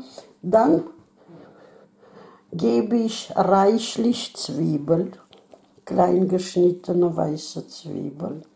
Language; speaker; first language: German; non-native, fluent; Russian